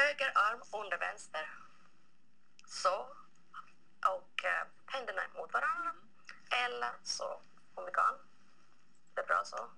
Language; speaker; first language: Swedish; non-native, local second language; Finnish